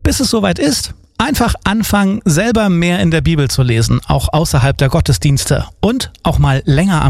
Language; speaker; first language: German; native; German